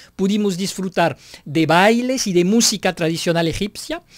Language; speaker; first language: Spanish; non-native, fluent; French